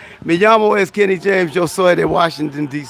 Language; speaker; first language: Spanish; non-native, learner; English